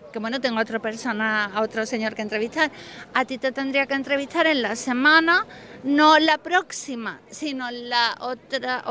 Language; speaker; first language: Spanish; native; Spanish